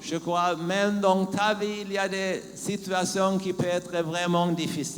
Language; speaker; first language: French; non-native, learner; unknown